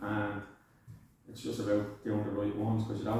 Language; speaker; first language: English; native; English